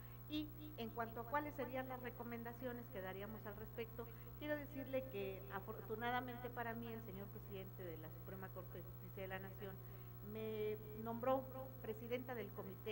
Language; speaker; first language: Spanish; native; Spanish